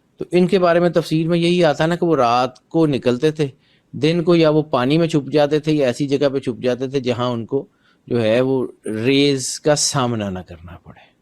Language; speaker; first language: Urdu; non-native, local second language; Punjabi